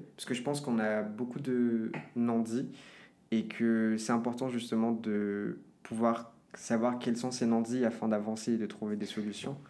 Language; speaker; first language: French; non-native, fluent; Portuguese